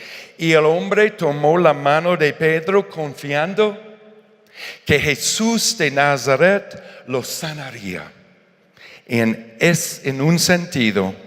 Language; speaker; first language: Spanish; non-native, fluent; English